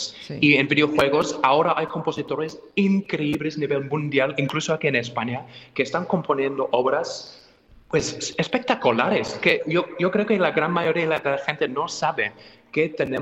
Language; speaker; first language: Spanish; non-native, fluent; English